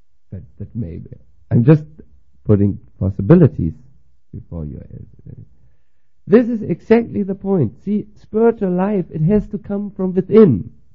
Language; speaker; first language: English; non-native, fluent; German